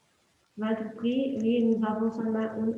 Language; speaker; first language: French; non-native, learner; Portuguese